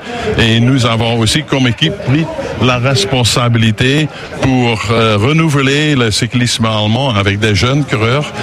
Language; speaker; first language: French; non-native, learner; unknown